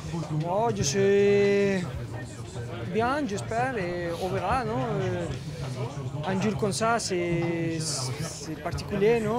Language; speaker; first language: French; non-native, learner; Spanish